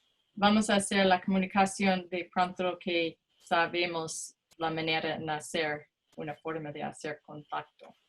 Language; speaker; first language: Spanish; non-native, fluent; English